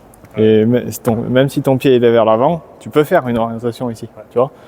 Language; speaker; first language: French; native; French